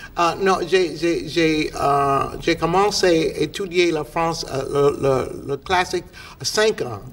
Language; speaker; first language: French; non-native, learner; English